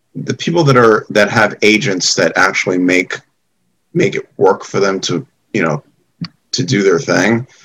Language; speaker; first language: English; native; English